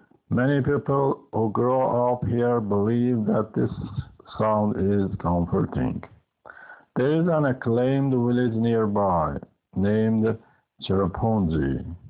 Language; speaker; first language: English; non-native, fluent; Persian